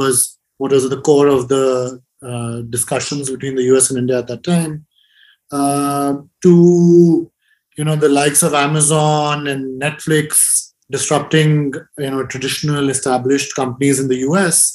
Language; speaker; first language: English; non-native, local second language; Hindi